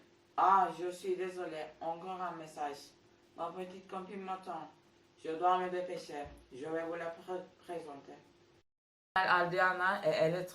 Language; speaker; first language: French; non-native, learner; Turkish